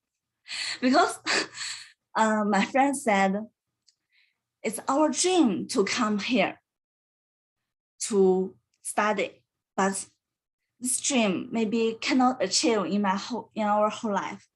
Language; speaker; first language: English; non-native, learner; Chinese